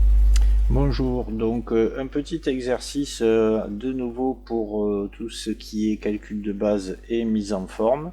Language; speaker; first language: French; native; French